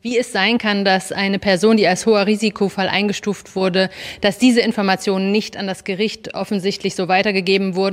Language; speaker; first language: German; native; German